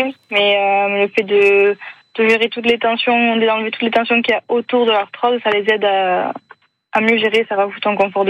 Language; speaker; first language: French; native; French